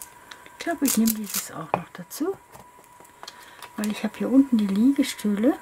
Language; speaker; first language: German; native; German